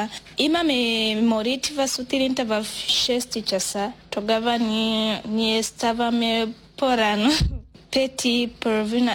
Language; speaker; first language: Bulgarian; non-native, learner; Swahili